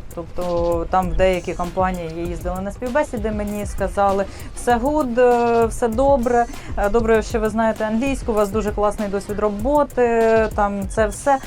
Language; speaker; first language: Ukrainian; native; Ukrainian